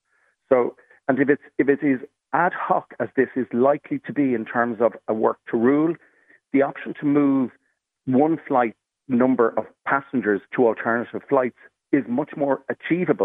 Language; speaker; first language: English; native; English